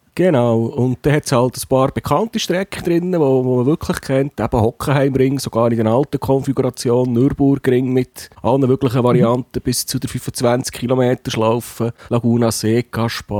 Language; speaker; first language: German; native; German